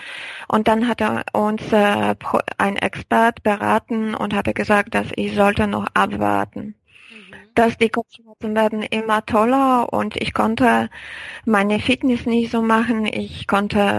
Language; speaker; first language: German; non-native, fluent; Polish